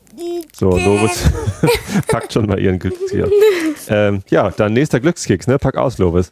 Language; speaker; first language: German; native; German